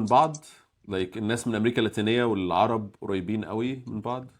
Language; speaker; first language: Arabic; native; Arabic